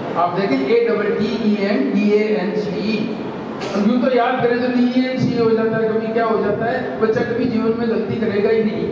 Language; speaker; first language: Hindi; native; Hindi